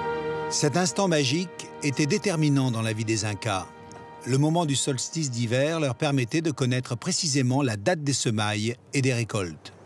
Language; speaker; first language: French; native; French